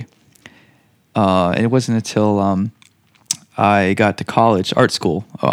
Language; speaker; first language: English; native; English